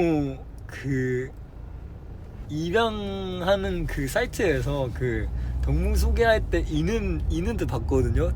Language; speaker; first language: Korean; non-native, fluent; Chinese